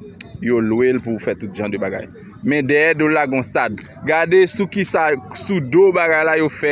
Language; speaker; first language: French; non-native, local second language; Haitian Creole